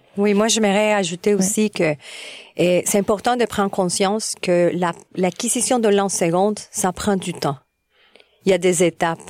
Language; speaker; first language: French; non-native, fluent; Spanish